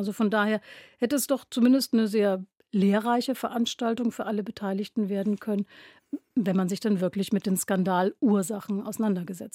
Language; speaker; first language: German; native; German